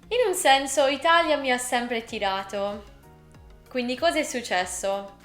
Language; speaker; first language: Italian; non-native, fluent; English